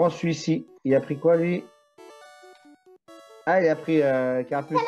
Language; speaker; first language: French; native; French